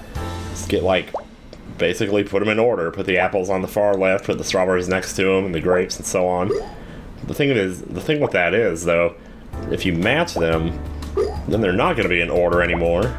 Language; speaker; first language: English; native; English